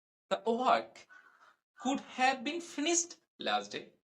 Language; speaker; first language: English; non-native, local second language; Bangla